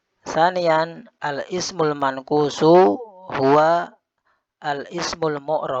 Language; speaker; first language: Arabic; non-native, fluent; Indonesian